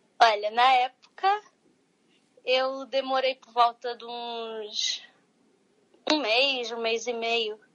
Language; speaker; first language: Portuguese; native; Portuguese